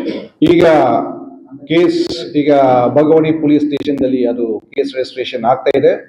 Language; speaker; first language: Kannada; non-native, fluent; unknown